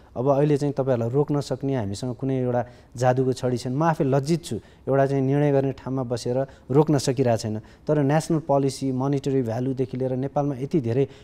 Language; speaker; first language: Nepali; native; Nepali